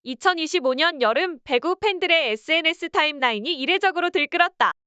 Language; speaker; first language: Korean; native; Korean